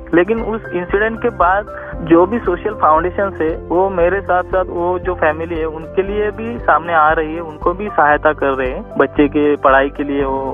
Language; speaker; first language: Hindi; non-native, local second language; Marathi